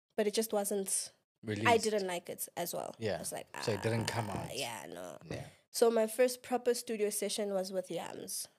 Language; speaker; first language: English; non-native, local second language; Xhosa